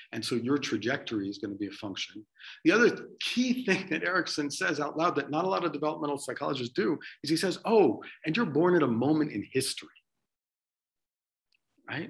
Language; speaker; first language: English; native; English